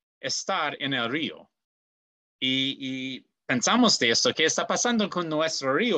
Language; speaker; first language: Spanish; non-native, learner; English